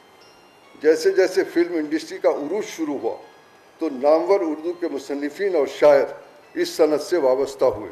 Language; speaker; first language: Urdu; native; Urdu